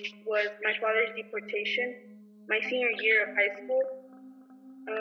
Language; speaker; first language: English; early bilingual, other home language; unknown